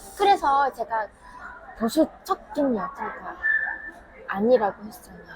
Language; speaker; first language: Korean; non-native, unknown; Vietnamese